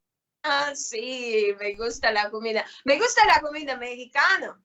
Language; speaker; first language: Spanish; non-native, learner; Russian